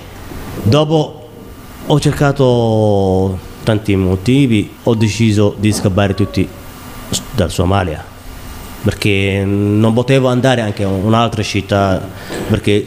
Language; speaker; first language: Italian; non-native, learner; Somali